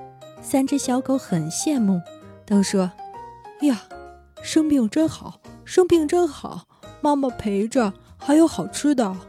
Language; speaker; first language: Chinese; native; Chinese